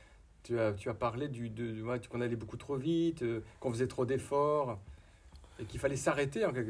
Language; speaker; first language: French; native; French